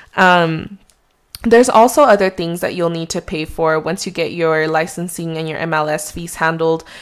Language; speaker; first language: English; non-native, fluent; Spanish